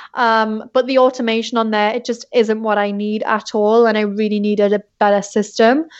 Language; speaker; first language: English; native; English